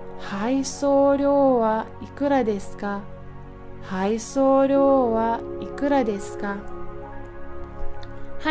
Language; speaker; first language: Japanese; non-native, fluent; English